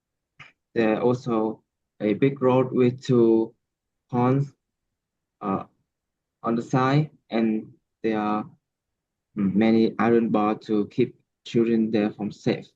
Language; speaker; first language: English; non-native, learner; Vietnamese